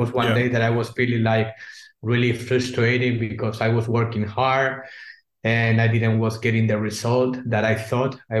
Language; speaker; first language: English; non-native, fluent; Spanish